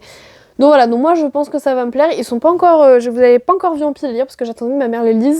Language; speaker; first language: French; native; French